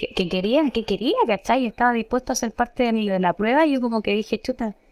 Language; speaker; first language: Spanish; native; Spanish